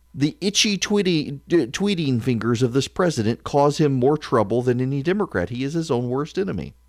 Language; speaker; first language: English; native; English